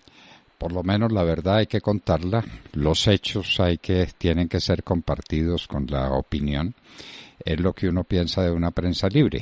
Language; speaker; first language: Spanish; native; Spanish